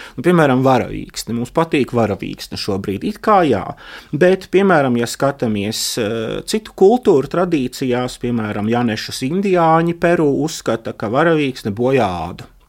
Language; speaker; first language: Latvian; native; Latvian